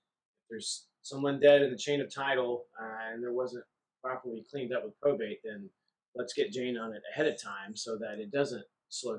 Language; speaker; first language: English; native; English